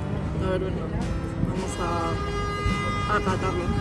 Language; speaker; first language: Spanish; native; Spanish